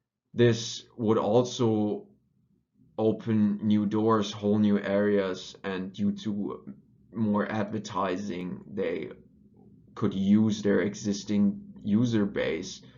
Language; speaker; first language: English; non-native, fluent; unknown